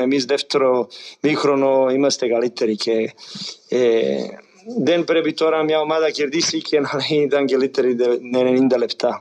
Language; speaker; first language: Greek; non-native, fluent; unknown